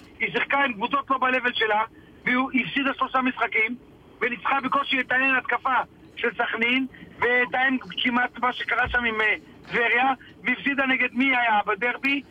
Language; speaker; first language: Hebrew; native; Hebrew